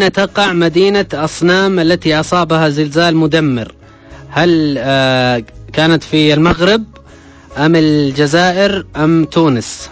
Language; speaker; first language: Arabic; native; Arabic